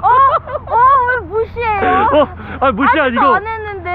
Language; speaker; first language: Korean; non-native, fluent; Filipino